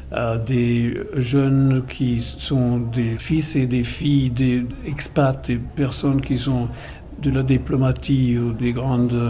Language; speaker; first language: French; non-native, fluent; German